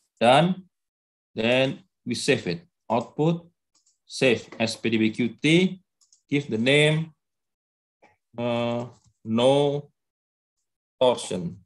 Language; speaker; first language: English; non-native, learner; Indonesian